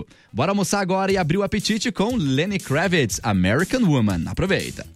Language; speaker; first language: Portuguese; native; Portuguese